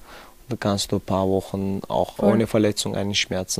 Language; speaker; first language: German; non-native, fluent; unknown